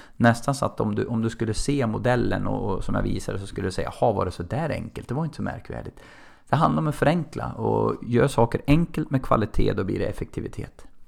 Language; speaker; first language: Swedish; native; Swedish